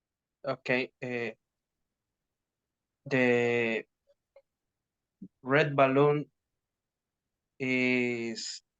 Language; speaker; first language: English; non-native, learner; Spanish